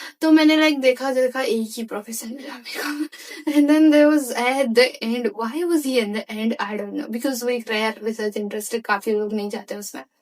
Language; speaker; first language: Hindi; non-native, local second language; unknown